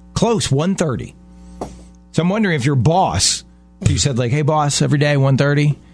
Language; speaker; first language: English; native; English